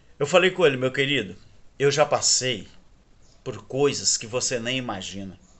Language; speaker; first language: Portuguese; native; Portuguese